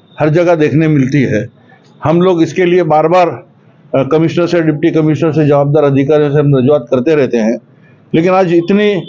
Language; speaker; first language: Hindi; non-native, local second language; Gujarati